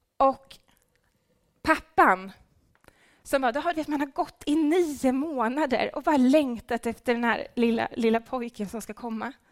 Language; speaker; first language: Swedish; native; Swedish